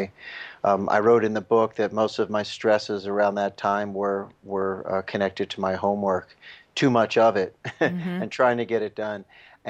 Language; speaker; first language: English; native; English